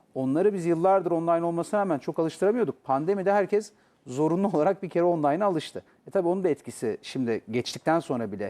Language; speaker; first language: Turkish; native; Turkish